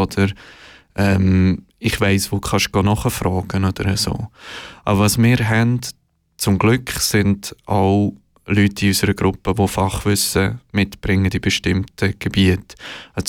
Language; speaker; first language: German; native; German